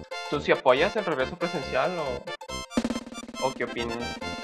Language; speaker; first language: Spanish; native; Spanish